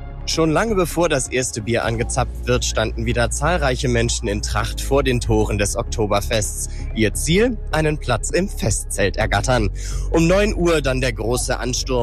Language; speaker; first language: German; native; German